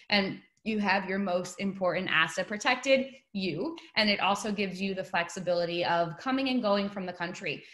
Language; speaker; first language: English; native; English